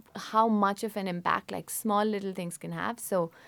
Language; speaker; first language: English; non-native, local second language; Hindi